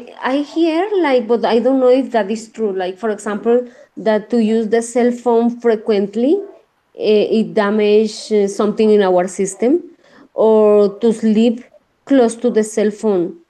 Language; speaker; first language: English; non-native, learner; Spanish